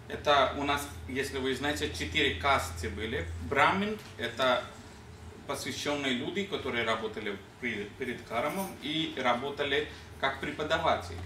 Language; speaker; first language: Russian; non-native, learner; Hindi